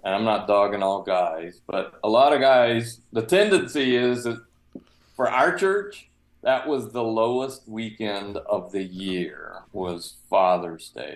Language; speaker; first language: English; native; English